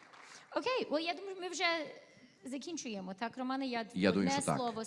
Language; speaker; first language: Ukrainian; early bilingual, heritage; Ukrainian